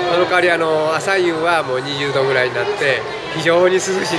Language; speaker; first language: Japanese; native; Japanese